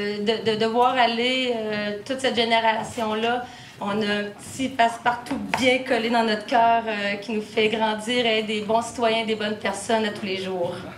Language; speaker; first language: French; native; French